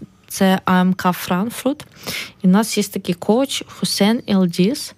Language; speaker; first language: Ukrainian; native; Ukrainian